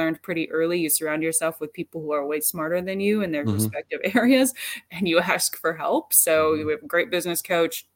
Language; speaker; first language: English; native; English